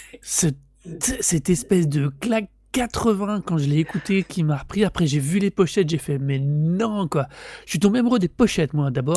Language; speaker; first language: French; native; French